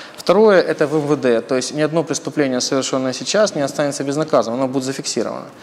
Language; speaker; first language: Russian; native; Russian